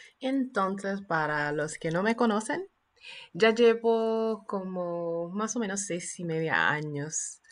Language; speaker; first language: Spanish; non-native, fluent; English